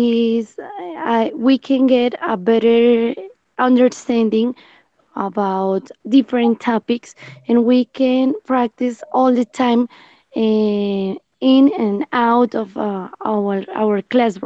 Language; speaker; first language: English; non-native, learner; Spanish